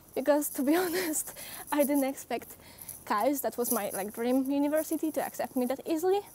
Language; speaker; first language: English; non-native, fluent; Polish